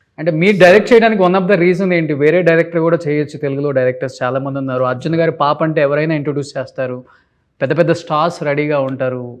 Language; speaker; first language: Telugu; native; Telugu